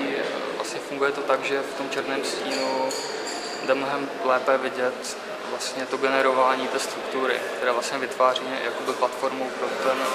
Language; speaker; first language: Czech; native; Czech